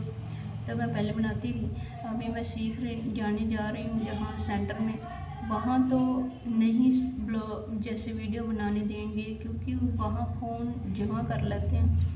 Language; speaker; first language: Hindi; native; Hindi